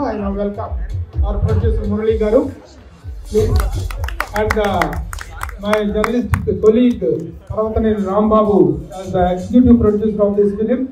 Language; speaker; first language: Telugu; native; Telugu